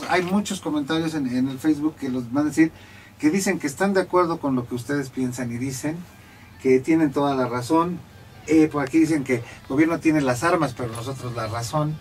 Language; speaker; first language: Spanish; native; Spanish